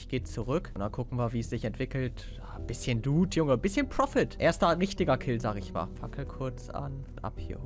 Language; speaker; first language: German; native; German